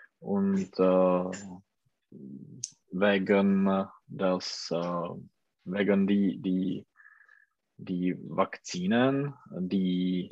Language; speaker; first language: German; non-native, learner; Czech